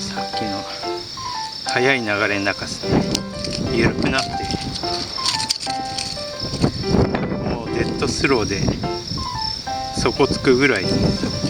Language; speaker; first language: Japanese; native; Japanese